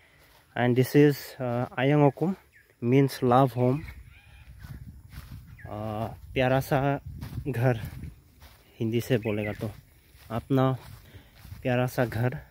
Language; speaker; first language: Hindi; non-native, local second language; Assamese